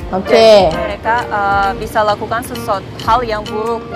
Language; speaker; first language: Indonesian; non-native, fluent; Russian